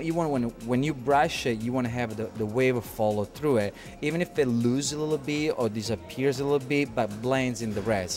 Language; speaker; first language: English; non-native, fluent; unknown